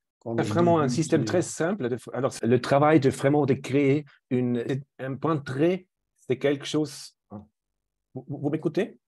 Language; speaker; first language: French; non-native, fluent; German